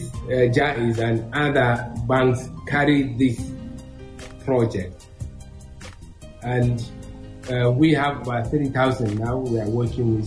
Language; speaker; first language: English; non-native, local second language; Hausa